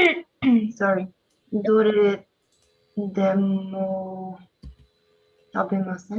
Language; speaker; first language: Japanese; non-native, learner; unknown